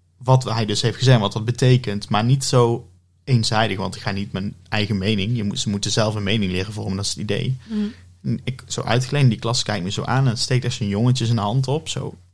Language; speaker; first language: Dutch; native; Dutch